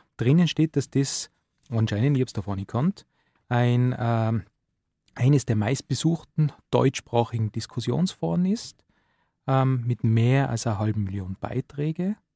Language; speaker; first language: German; native; German